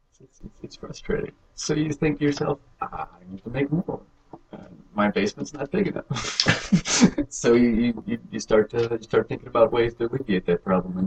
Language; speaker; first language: English; native; English